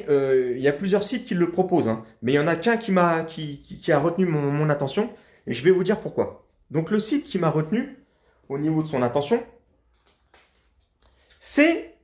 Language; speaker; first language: French; native; French